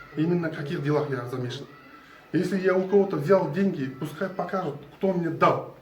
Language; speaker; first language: Russian; non-native, local second language; Kyrgyz